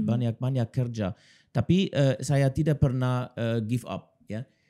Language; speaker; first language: Indonesian; non-native, learner; German